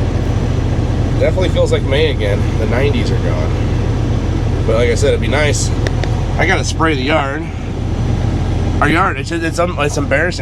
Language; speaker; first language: English; native; English